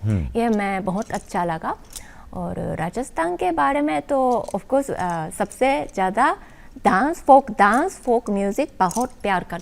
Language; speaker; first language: Hindi; non-native, learner; Japanese